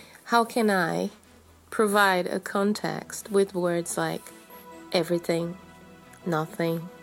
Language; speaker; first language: English; non-native, fluent; Portuguese